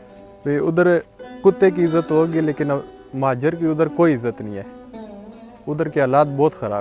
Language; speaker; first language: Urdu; early bilingual, other home language; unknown